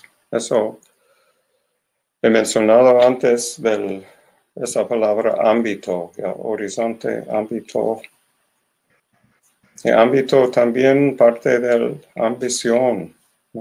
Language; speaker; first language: Spanish; non-native, learner; English